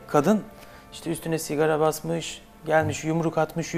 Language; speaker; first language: Turkish; native; Turkish